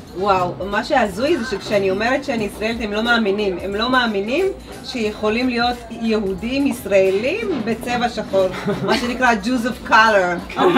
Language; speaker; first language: Hebrew; early bilingual, other home language; Amharic